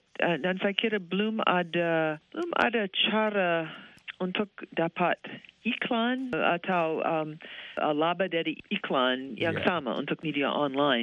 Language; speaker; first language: Indonesian; non-native, fluent; English